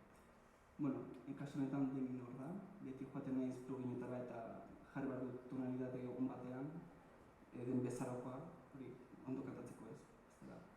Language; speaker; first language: Basque; early bilingual, other home language; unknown